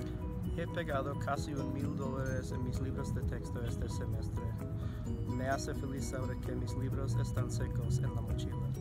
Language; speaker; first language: Spanish; non-native, learner; English